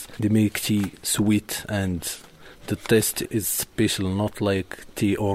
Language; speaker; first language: English; non-native, learner; Arabic